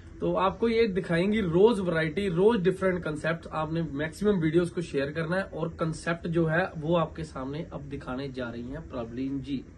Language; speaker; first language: Hindi; non-native, local second language; Punjabi